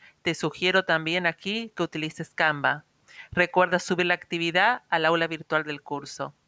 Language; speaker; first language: Spanish; native; Spanish